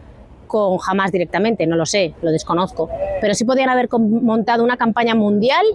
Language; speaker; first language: Spanish; native; Spanish